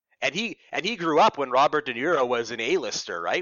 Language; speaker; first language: English; native; English